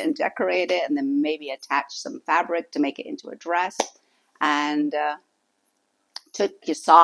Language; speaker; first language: English; native; English